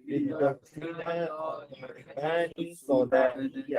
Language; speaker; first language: Arabic; non-native, learner; English